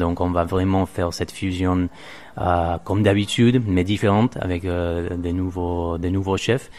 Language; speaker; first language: French; non-native, fluent; Spanish